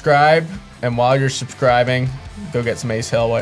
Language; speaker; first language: English; native; English